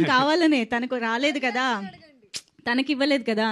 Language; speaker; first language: Telugu; native; Telugu